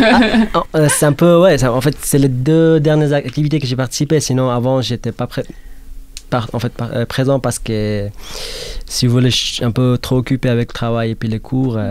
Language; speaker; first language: French; non-native, fluent; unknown